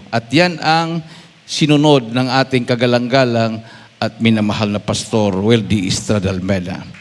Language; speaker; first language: Filipino; non-native, local second language; Cebuano